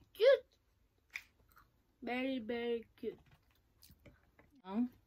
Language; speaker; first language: English; non-native, learner; Korean